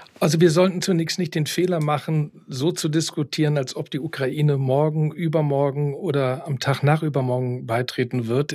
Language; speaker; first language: German; native; German